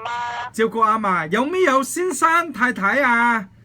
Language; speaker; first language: Chinese; non-native, local second language; Cantonese